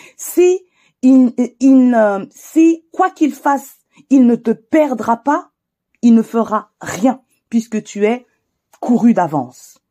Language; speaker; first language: French; native; French